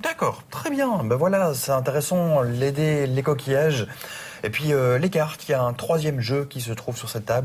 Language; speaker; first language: French; native; French